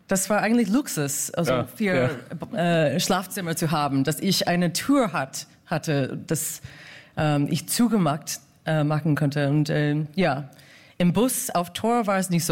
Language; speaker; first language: German; non-native, fluent; English